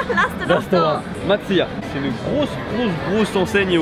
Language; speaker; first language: French; native; French